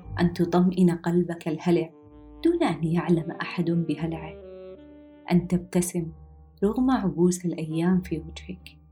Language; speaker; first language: Arabic; native; Arabic